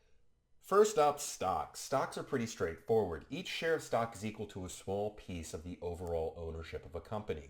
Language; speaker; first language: English; native; English